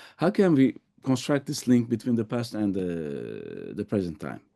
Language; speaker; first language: English; non-native, fluent; Turkish